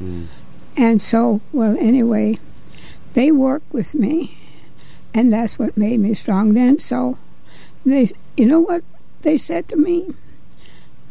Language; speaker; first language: English; native; English